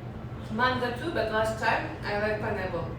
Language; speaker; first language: English; non-native, learner; Russian